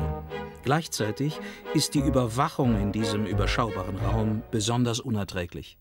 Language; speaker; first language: German; native; German